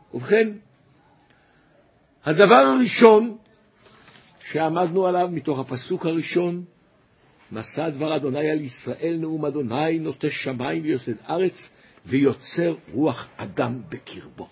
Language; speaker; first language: Hebrew; native; Hebrew